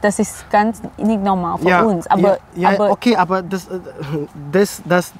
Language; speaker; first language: German; non-native, learner; Thai